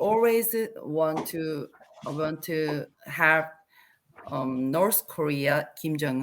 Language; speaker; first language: English; non-native, learner; Korean